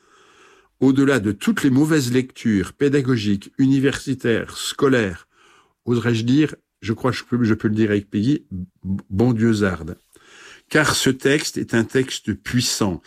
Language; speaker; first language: French; native; French